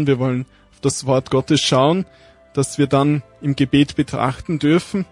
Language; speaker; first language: German; native; German